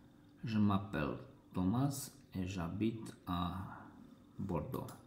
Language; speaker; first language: French; non-native, learner; Slovak